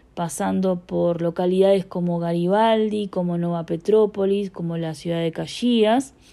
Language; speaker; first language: Spanish; native; Spanish